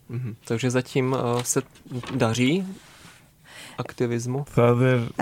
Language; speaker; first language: Czech; native; Czech